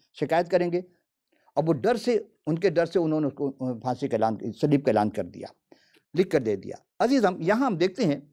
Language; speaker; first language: Urdu; native; Urdu